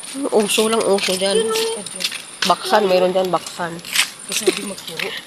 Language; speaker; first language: Filipino; native; Filipino